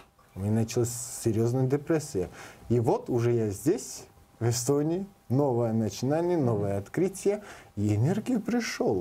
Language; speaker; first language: Russian; non-native, learner; Georgian